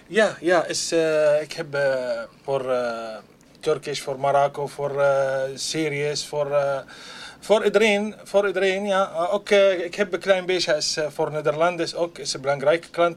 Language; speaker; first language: Dutch; non-native, learner; Arabic